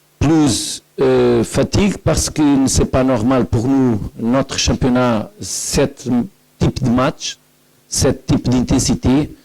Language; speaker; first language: French; non-native, learner; Portuguese